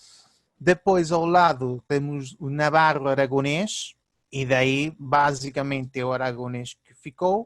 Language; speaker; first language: Portuguese; early bilingual, heritage; Portuguese